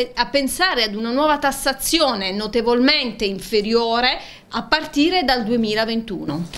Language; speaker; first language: Italian; native; Italian